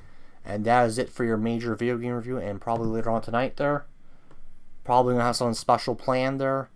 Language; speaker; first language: English; native; English